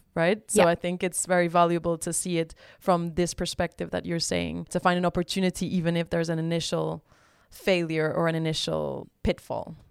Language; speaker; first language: English; non-native, fluent; Spanish